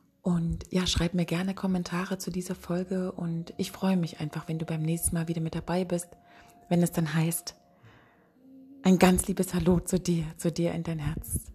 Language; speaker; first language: German; native; German